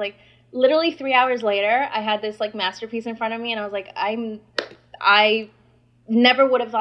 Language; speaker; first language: English; non-native, fluent; Spanish